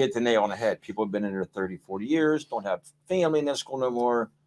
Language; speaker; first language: English; native; English